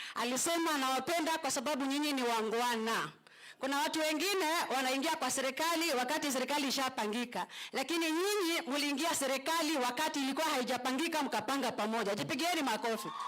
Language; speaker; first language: Swahili; native; Swahili